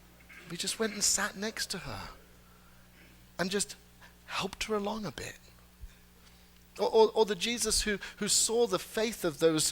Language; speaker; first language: English; native; English